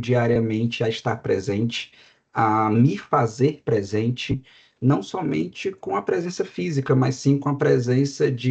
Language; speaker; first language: Portuguese; native; Portuguese